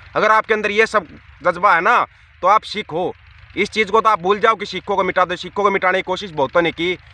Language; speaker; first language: Hindi; non-native, local second language; Punjabi